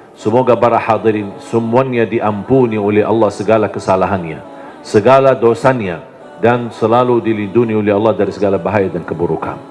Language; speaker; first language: Indonesian; non-native, fluent; Arabic